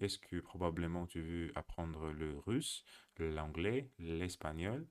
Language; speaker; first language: French; non-native, learner; Russian